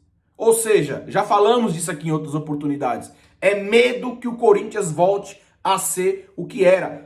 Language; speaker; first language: Portuguese; native; Portuguese